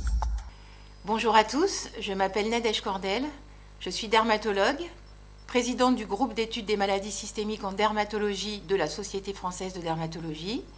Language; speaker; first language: French; native; French